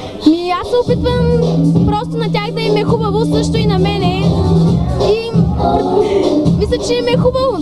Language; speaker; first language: Bulgarian; non-native, learner; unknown